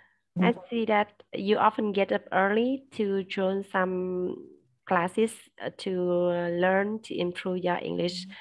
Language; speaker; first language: English; non-native, learner; Vietnamese